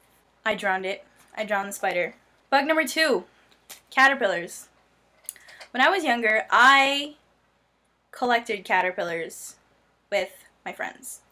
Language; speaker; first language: English; native; English